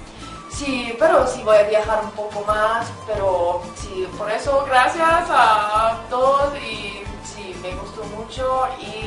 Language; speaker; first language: Spanish; non-native, fluent; German